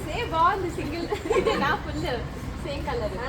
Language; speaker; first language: Telugu; native; Telugu